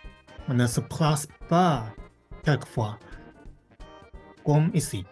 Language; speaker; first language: French; non-native, fluent; Japanese